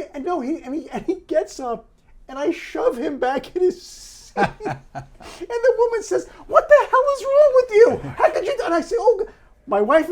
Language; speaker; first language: English; native; English